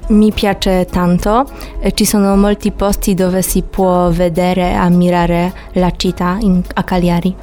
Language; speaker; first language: Italian; non-native, fluent; Polish